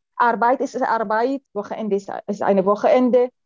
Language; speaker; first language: German; non-native, fluent; Arabic